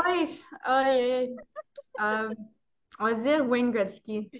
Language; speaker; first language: French; non-native, local second language; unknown